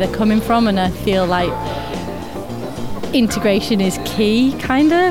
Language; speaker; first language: English; non-native, fluent; French